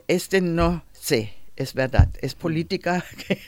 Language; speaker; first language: Spanish; non-native, learner; German